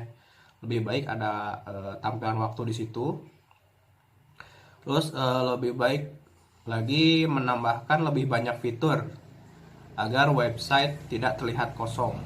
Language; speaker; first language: Indonesian; native; Indonesian